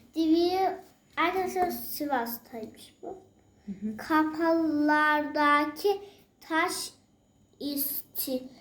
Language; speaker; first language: Turkish; native; Turkish